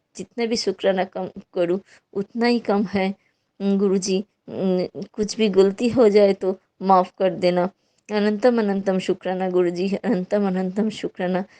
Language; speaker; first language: Hindi; non-native, local second language; Bangla